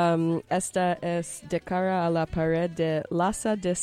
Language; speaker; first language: Spanish; non-native, learner; English